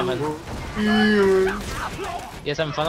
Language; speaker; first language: English; native; English